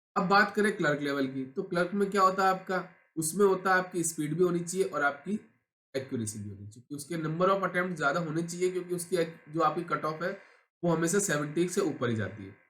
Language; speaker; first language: Hindi; native; Hindi